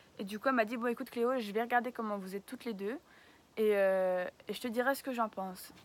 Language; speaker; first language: French; native; French